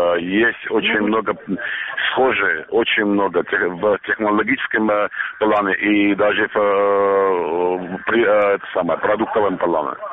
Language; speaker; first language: Russian; non-native, local second language; Armenian